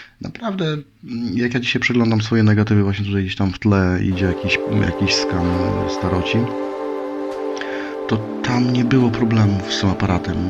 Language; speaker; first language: Polish; native; Polish